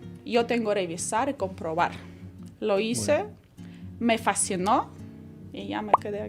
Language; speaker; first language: Spanish; non-native, fluent; Ukrainian